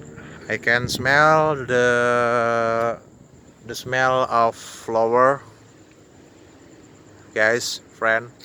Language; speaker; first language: English; non-native, learner; Indonesian